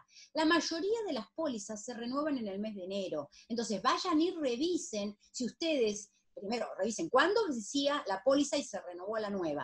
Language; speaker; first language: Spanish; native; Spanish